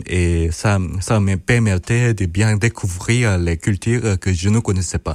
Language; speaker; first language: French; non-native, fluent; Korean